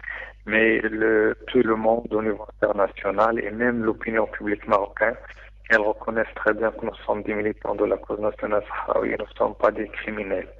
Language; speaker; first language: French; non-native, local second language; Arabic